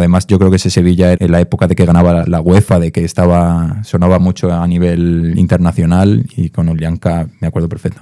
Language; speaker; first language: Spanish; native; Spanish